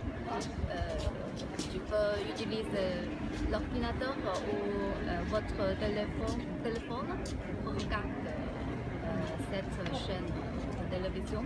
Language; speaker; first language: French; non-native, learner; Chinese